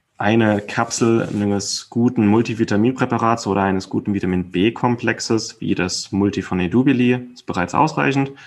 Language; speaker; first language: German; native; German